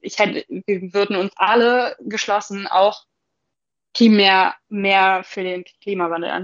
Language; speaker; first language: German; native; German